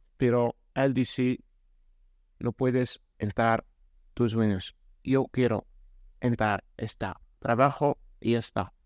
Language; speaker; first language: Spanish; non-native, learner; Arabic